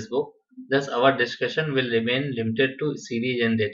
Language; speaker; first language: English; non-native, local second language; Hindi